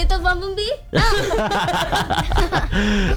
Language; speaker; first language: English; non-native, learner; Indonesian